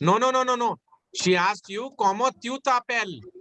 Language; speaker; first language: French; non-native, fluent; Hindi